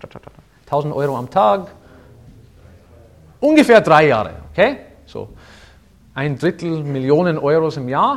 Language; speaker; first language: German; non-native, fluent; English